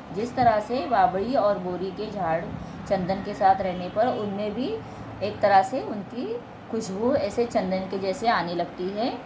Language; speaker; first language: Hindi; non-native, local second language; Marathi